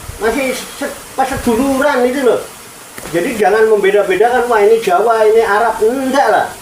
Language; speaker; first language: Indonesian; non-native, local second language; Javanese